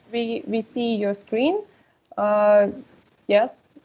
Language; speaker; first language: English; non-native, fluent; Russian